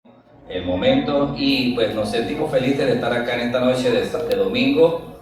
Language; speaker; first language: Spanish; native; Spanish